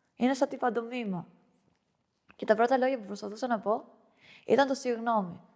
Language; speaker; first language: Greek; early bilingual, other home language; Albanian